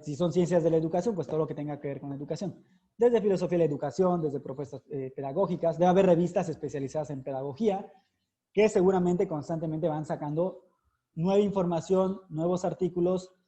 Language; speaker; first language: Spanish; native; Spanish